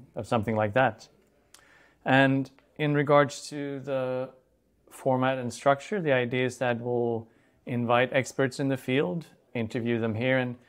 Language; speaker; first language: English; non-native, fluent; Swedish